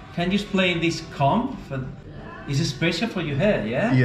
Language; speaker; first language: English; non-native, learner; Spanish